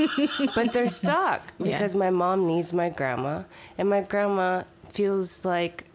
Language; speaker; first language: English; early bilingual, other home language; Chinese